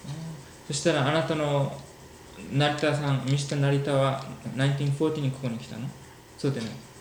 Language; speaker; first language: Japanese; early bilingual, heritage; Japanese